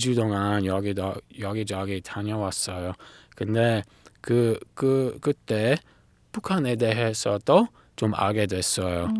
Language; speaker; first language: Korean; non-native, learner; English